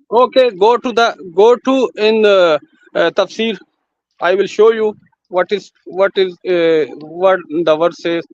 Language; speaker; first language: English; non-native, learner; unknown